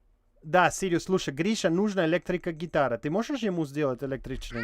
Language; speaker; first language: Russian; non-native, learner; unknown